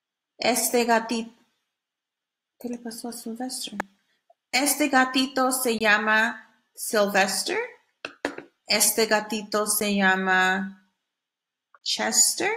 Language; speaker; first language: Spanish; non-native, fluent; English